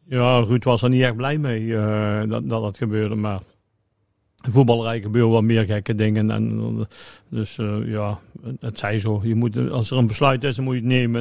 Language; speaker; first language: Dutch; native; Dutch